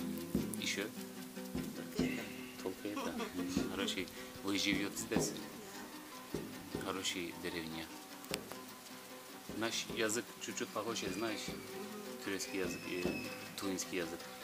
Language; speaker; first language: Russian; non-native, learner; Turkish